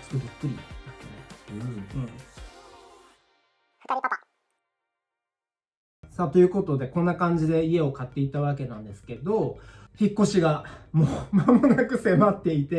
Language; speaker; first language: Japanese; native; Japanese